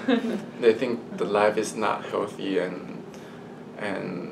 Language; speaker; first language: English; early bilingual, other home language; Chinese